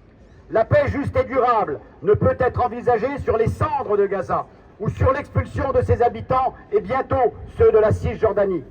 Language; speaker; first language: French; native; French